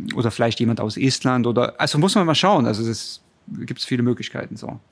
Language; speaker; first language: German; native; German